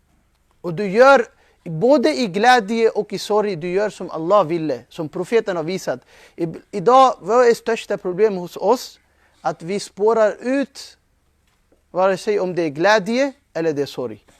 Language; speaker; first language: Swedish; non-native, fluent; Urdu